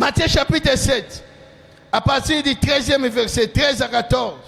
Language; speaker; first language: French; non-native, local second language; Lingala